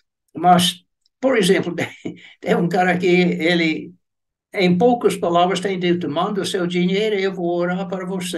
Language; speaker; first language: Portuguese; non-native, fluent; English